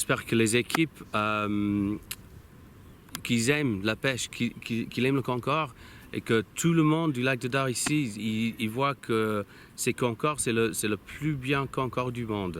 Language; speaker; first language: French; non-native, learner; English